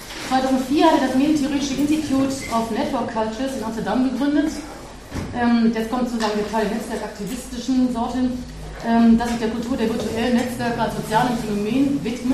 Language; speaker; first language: German; native; German